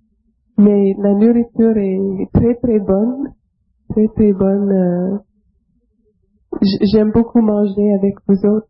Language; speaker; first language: French; non-native, fluent; English